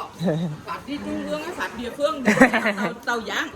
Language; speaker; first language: Vietnamese; native; Vietnamese